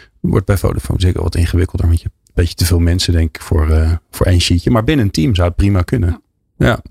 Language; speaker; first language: Dutch; native; Dutch